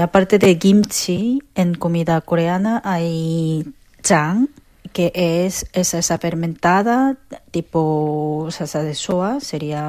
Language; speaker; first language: Spanish; non-native, fluent; Korean